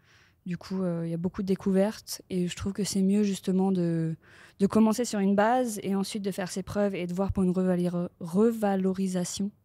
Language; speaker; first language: French; native; French